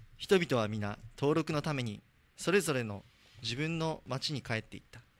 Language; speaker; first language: Japanese; native; Japanese